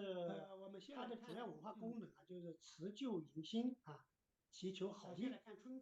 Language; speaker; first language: Chinese; native; Chinese